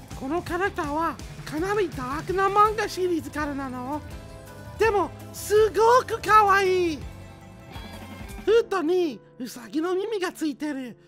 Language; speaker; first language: Japanese; non-native, fluent; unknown